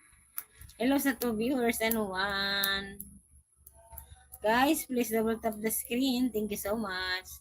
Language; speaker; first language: English; non-native, local second language; Filipino